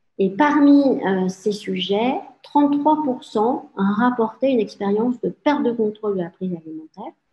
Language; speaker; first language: French; native; French